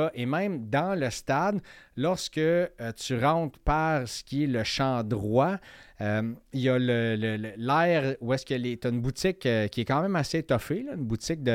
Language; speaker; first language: French; native; French